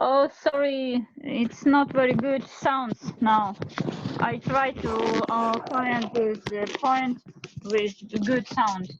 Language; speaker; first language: English; non-native, learner; Russian